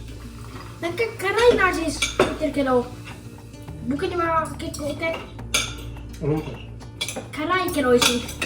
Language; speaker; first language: Japanese; early bilingual, heritage; Swedish